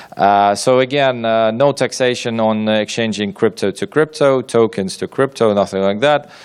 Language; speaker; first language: English; non-native, fluent; Ukrainian